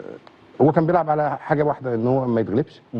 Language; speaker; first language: Arabic; native; Arabic